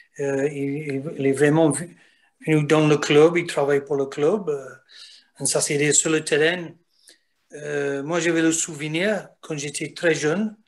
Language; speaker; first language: French; non-native, fluent; English